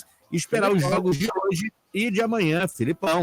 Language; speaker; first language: Portuguese; native; Portuguese